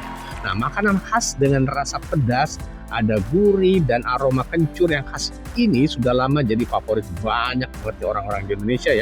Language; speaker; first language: Indonesian; native; Indonesian